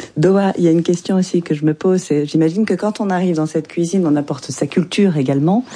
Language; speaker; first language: French; native; French